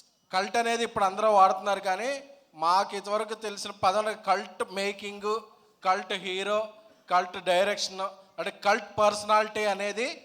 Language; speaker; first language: Telugu; native; Telugu